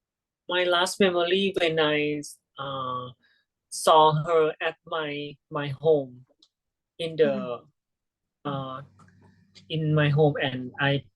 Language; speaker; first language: English; non-native, learner; Thai